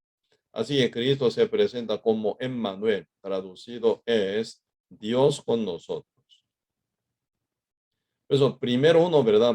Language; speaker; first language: Spanish; non-native, fluent; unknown